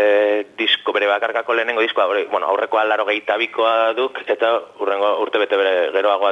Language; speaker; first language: Basque; native; Basque